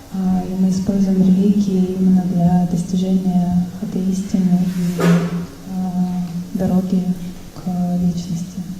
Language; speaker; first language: Russian; native; Russian